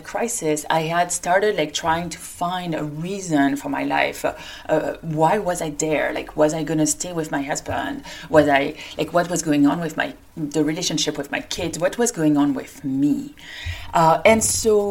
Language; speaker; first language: English; non-native, fluent; French